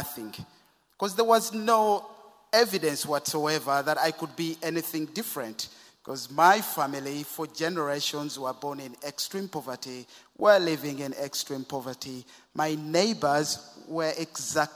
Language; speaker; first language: English; non-native, local second language; Ganda